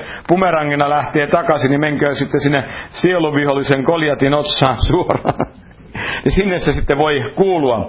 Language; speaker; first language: Finnish; native; Finnish